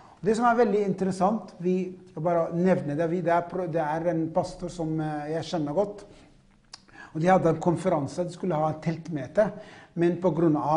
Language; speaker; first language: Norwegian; non-native, fluent; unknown